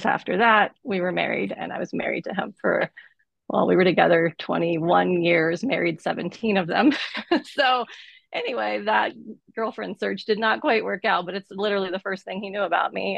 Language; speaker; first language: English; native; English